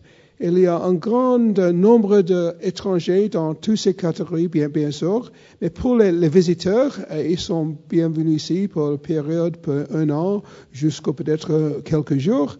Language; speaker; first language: French; non-native, fluent; English